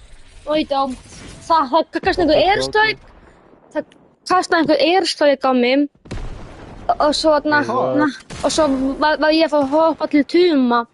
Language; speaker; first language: Icelandic; early bilingual, heritage; Icelandic